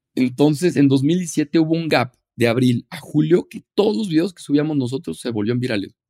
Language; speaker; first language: Spanish; native; Spanish